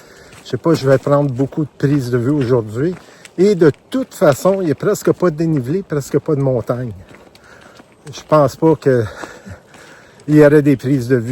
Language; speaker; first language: French; native; French